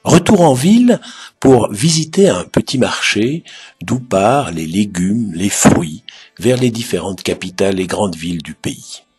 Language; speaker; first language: French; native; French